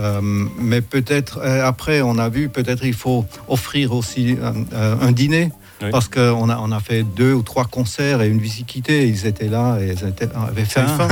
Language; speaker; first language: French; non-native, fluent; German